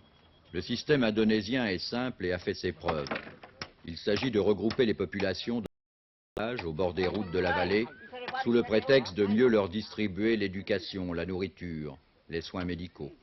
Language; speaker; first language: French; native; French